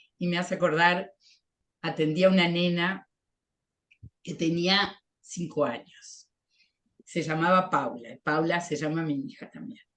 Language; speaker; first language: Spanish; native; Spanish